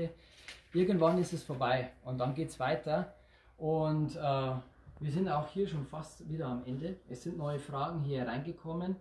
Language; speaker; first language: German; native; German